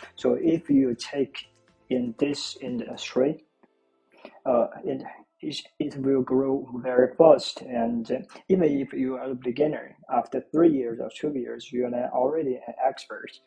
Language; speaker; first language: English; non-native, learner; Chinese